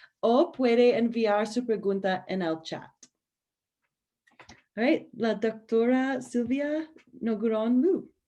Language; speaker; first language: Spanish; non-native, learner; English